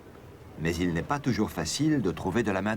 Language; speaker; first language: French; native; French